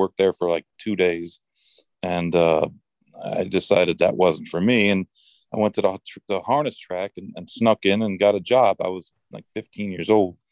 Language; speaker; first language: English; native; English